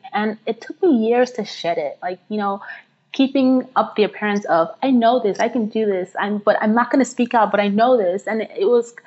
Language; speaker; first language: English; non-native, local second language; Yoruba